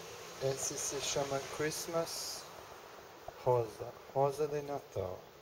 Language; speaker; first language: Portuguese; non-native, learner; English